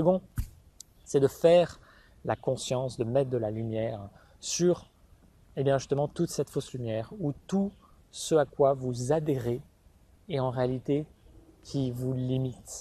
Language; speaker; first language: French; native; French